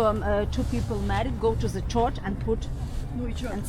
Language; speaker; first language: English; non-native, learner; Ukrainian